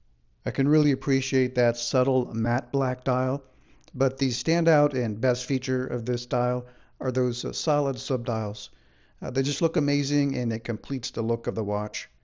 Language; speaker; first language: English; native; English